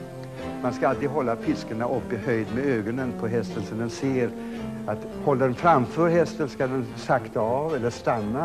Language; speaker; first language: Swedish; native; Swedish